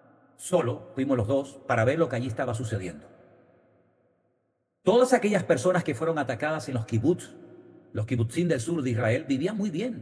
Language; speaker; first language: Spanish; native; Spanish